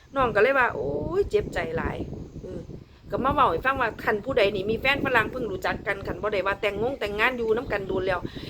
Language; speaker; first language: Thai; native; Thai